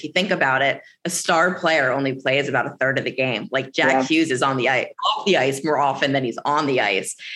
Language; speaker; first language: English; native; English